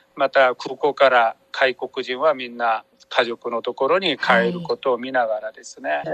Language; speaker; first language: Japanese; non-native, fluent; Korean